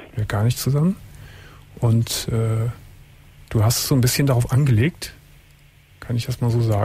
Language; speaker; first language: German; native; German